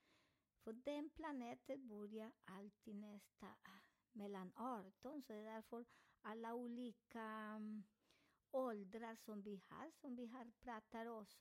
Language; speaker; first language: Swedish; non-native, fluent; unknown